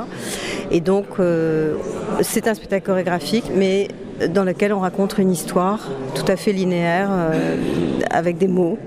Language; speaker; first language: French; native; French